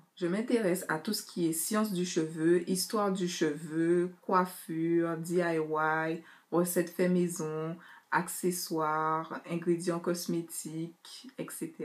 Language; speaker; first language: French; native; French